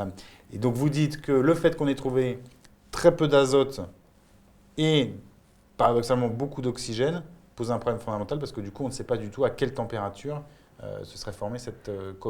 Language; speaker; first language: French; native; French